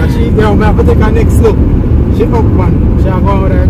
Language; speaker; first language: English; native; English